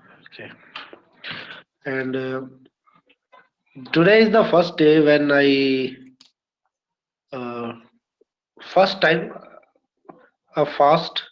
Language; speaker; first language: English; non-native, learner; Hindi